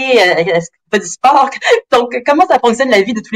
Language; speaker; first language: French; native; French